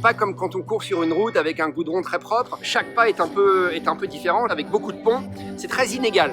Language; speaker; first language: French; native; French